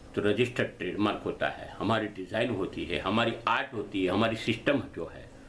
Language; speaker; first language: Hindi; non-native, local second language; Gujarati